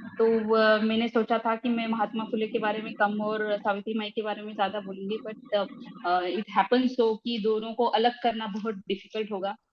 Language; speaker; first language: Hindi; non-native, local second language; Marathi